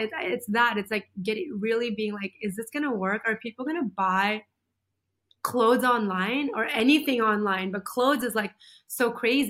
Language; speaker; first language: English; native; English